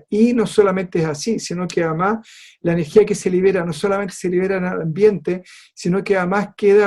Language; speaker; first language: Spanish; native; Spanish